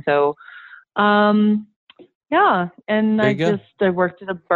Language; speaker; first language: English; native; English